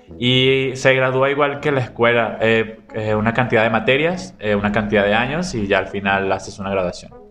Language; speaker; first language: Spanish; native; Spanish